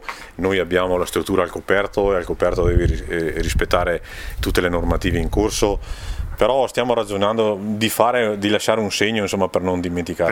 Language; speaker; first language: Italian; native; Italian